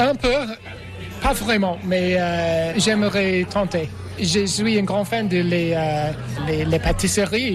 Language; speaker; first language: French; non-native, learner; English